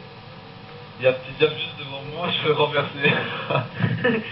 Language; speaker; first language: French; native; French